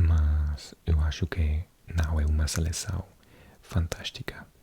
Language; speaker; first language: Portuguese; non-native, learner; English